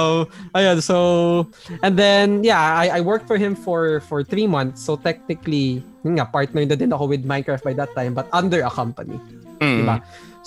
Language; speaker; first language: English; non-native, local second language; Hiligaynon